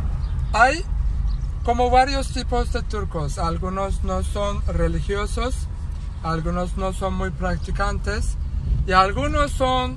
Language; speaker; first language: Spanish; non-native, fluent; Turkish